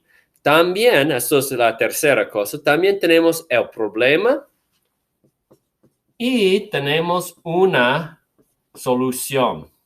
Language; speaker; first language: Spanish; non-native, fluent; English